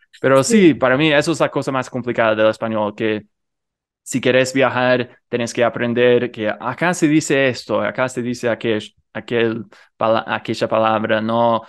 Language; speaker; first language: Spanish; non-native, fluent; English